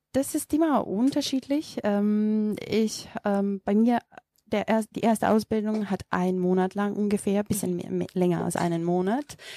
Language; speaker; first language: German; non-native, fluent; Macedonian